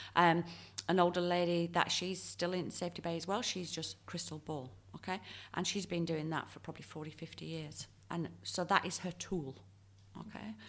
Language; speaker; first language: English; native; English